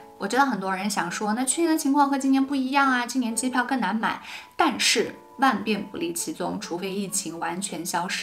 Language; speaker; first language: Chinese; native; Chinese